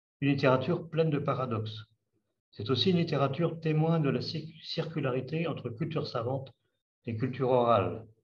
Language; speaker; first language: French; native; French